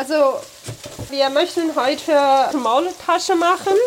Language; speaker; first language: German; non-native, fluent; Chinese